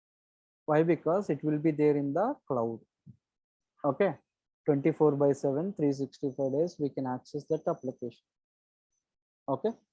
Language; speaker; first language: English; non-native, local second language; Telugu